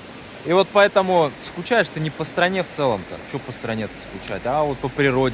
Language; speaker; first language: Russian; native; Russian